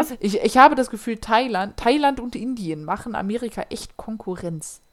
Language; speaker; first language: German; native; German